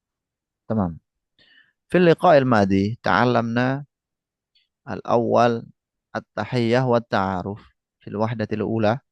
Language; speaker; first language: Arabic; non-native, fluent; Indonesian